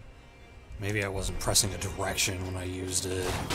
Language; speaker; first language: English; native; English